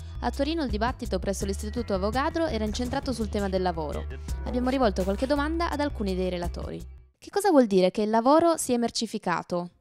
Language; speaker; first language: Italian; native; Italian